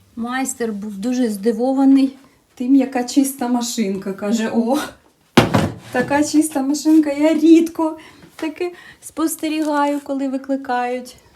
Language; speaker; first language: Ukrainian; non-native, local second language; Russian